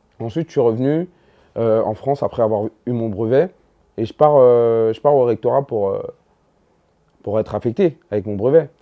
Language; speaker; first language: French; early bilingual, other home language; Dyula